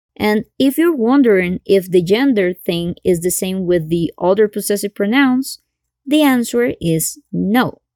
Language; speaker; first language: English; non-native, fluent; Spanish